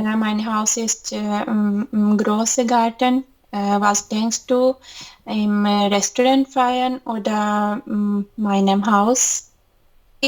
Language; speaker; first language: German; non-native, learner; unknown